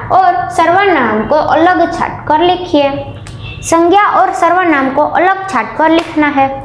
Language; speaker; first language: Hindi; non-native, local second language; Gujarati